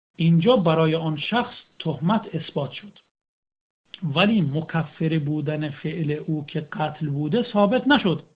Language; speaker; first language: Persian; native; Persian